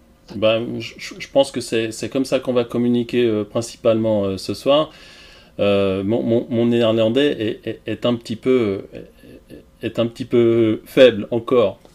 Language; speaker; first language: French; native; French